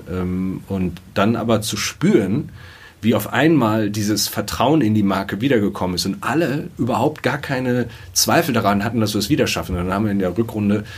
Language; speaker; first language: German; native; German